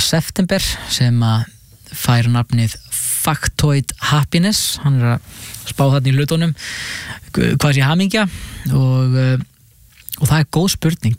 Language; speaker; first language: Icelandic; native; Icelandic